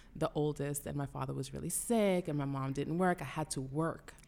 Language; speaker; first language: English; early bilingual, other home language; Spanish